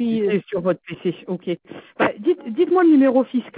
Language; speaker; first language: French; native; French